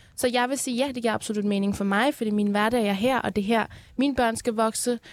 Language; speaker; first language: Danish; early bilingual, other home language; Persian